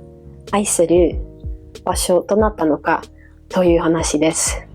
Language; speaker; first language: Japanese; non-native, fluent; Dutch